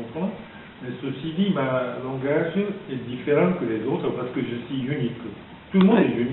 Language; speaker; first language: French; non-native, fluent; Japanese